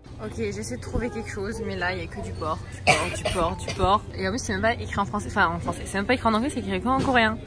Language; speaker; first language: French; early bilingual, other home language; Arabic